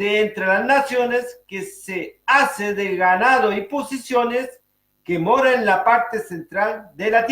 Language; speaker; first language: Spanish; native; Spanish